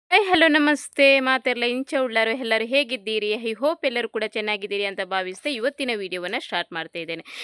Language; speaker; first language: Kannada; non-native, local second language; Tulu